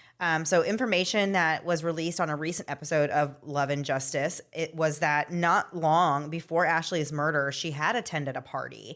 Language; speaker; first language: English; native; English